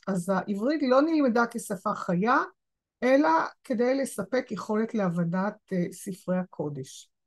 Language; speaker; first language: Hebrew; native; Hebrew